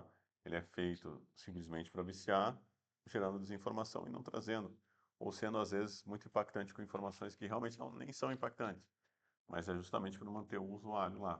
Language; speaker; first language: Portuguese; native; Portuguese